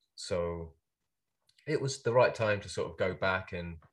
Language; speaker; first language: English; native; English